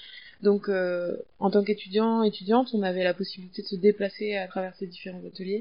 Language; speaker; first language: French; native; French